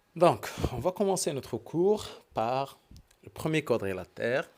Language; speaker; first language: French; non-native, local second language; Arabic